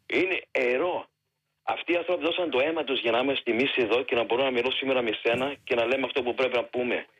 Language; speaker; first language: Greek; early bilingual, heritage; Greek